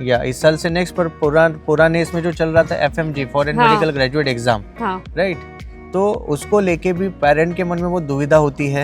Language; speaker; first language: Hindi; native; Hindi